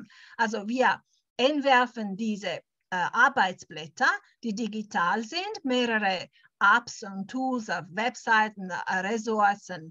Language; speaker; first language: German; early bilingual, heritage; German